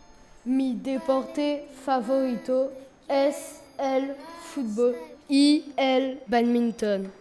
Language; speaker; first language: Spanish; non-native, learner; French